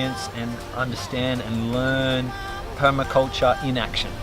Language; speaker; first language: English; native; English